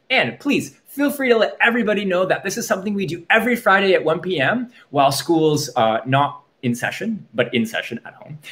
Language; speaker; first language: English; native; English